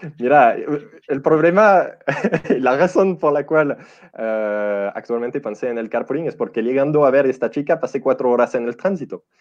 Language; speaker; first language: Spanish; non-native, fluent; French